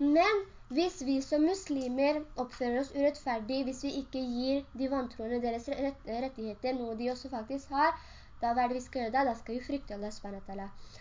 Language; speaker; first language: Norwegian; early bilingual, other home language; Urdu